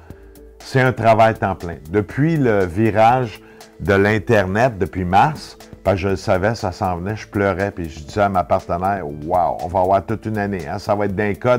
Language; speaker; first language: French; native; French